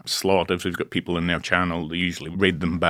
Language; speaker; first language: English; native; English